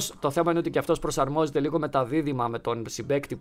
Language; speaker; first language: Greek; native; Greek